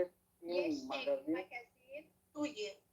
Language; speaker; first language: Romanian; non-native, learner; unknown